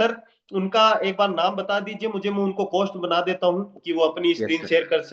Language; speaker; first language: Hindi; native; Hindi